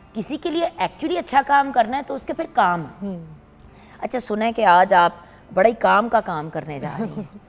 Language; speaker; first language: Urdu; native; Urdu